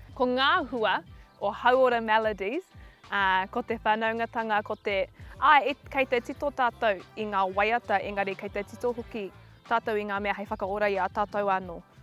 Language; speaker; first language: Māori; non-native, local second language; English